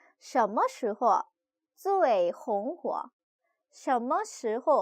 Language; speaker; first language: Chinese; non-native, fluent; Korean